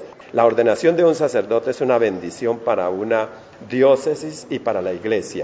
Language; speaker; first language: Spanish; native; Spanish